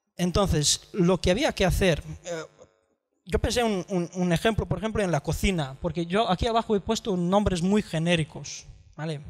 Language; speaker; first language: Spanish; non-native, fluent; Romanian